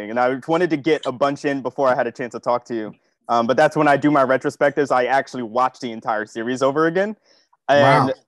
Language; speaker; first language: English; native; English